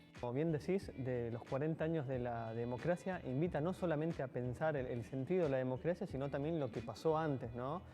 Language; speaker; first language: Spanish; native; Spanish